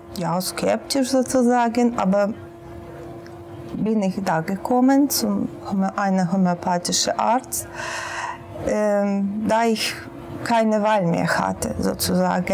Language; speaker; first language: German; non-native, fluent; Russian